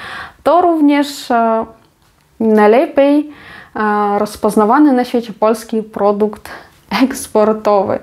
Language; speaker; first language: Polish; non-native, fluent; Ukrainian